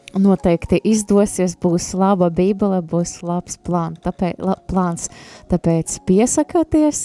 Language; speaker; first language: Latvian; non-native, local second language; Russian